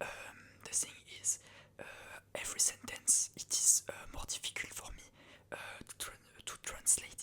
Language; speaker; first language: English; non-native, learner; French